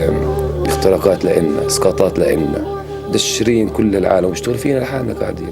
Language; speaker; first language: Arabic; native; Arabic